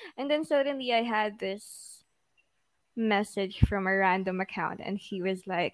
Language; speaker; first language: English; non-native, local second language; Filipino